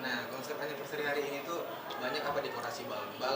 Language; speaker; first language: Indonesian; native; Indonesian